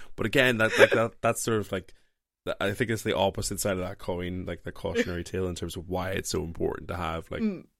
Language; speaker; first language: English; native; English